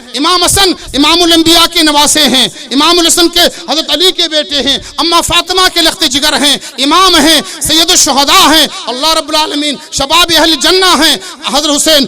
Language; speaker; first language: Urdu; non-native, local second language; Baluchi